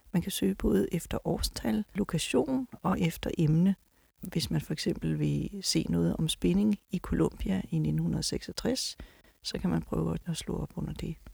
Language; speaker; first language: Danish; native; Danish